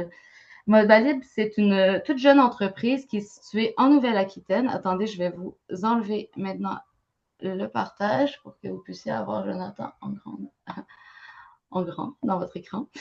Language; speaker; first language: French; native; French